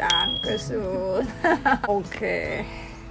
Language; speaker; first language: German; non-native, learner; Indonesian